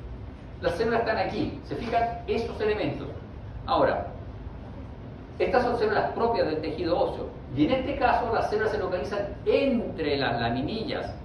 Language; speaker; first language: Spanish; native; Spanish